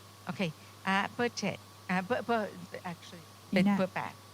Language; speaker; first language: Thai; non-native, fluent; English